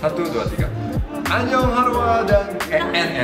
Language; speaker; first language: Indonesian; early bilingual, other home language; Korean